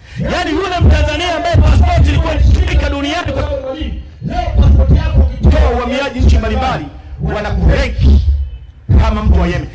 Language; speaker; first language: Swahili; native; Swahili